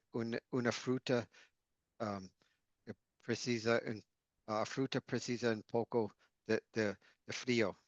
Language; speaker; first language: Portuguese; non-native, learner; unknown